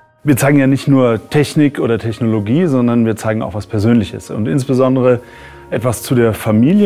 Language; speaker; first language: German; native; German